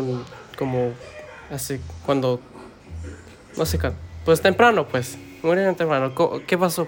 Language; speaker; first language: Spanish; early bilingual, heritage; Spanish